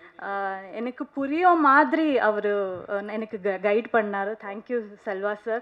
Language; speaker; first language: Tamil; non-native, fluent; Kannada